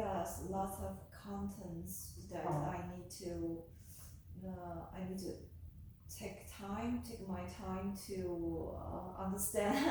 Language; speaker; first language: English; non-native, learner; Chinese